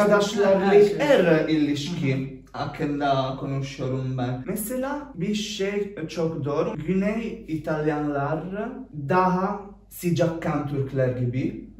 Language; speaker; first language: Turkish; non-native, learner; Italian